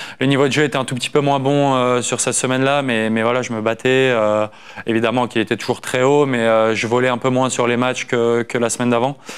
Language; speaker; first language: French; native; French